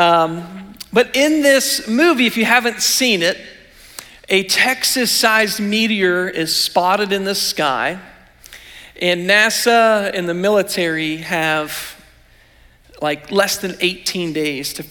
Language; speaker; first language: English; native; English